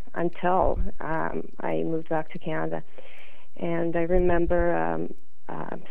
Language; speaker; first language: English; non-native, fluent; Serbian